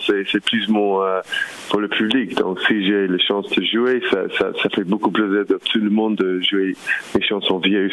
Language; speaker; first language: French; non-native, fluent; English